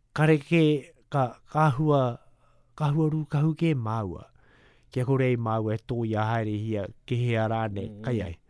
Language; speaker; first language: Māori; native; Māori